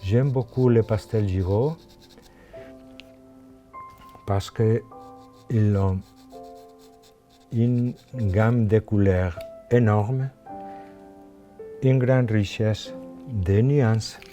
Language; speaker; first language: French; non-native, fluent; Spanish